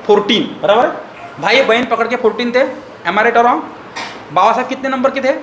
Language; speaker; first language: Hindi; non-native, local second language; Marathi